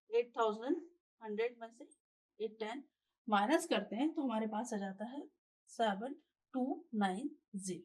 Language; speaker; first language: Hindi; native; Hindi